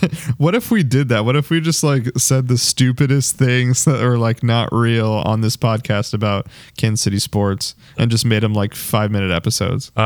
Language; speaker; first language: English; native; English